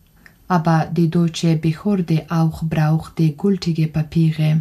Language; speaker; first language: German; non-native, learner; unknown